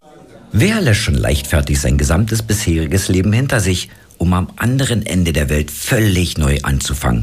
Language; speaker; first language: German; native; German